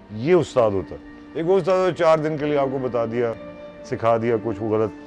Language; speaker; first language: Urdu; non-native, local second language; Punjabi